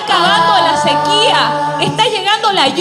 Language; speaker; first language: Spanish; native; Spanish